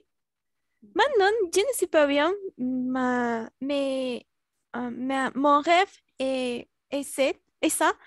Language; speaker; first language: French; non-native, learner; Spanish